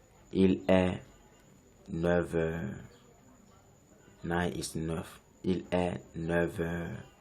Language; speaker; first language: French; non-native, fluent; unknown